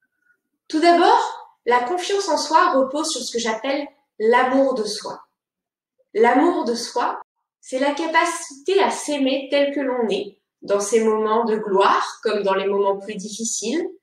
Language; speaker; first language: French; native; French